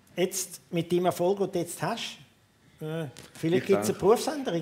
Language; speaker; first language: German; native; German